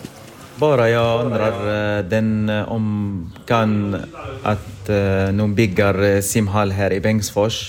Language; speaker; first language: Swedish; non-native, learner; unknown